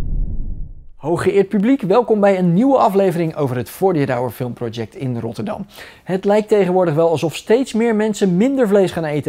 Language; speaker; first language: Dutch; native; Dutch